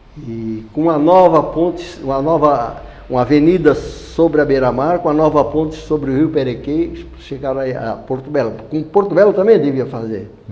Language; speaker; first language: Portuguese; native; Portuguese